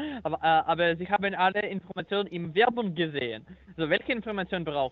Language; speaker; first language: German; non-native, learner; Croatian